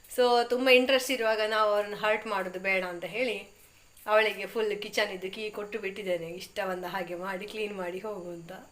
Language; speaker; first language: Kannada; non-native, local second language; Tulu